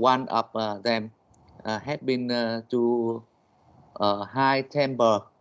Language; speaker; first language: English; non-native, learner; Vietnamese